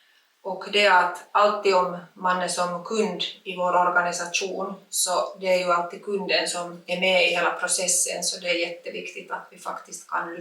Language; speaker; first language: Swedish; non-native, local second language; Finnish